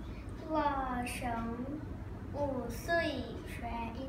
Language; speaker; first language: Chinese; non-native, learner; Thai